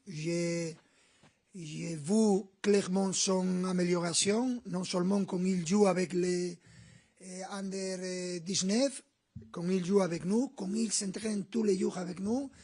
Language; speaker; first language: French; non-native, fluent; Spanish